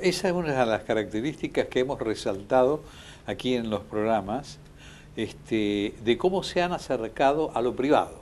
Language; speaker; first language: Spanish; native; Spanish